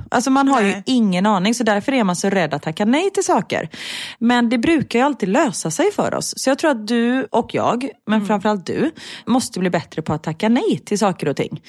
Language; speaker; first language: Swedish; native; Swedish